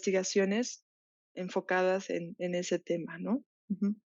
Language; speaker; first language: Spanish; native; Spanish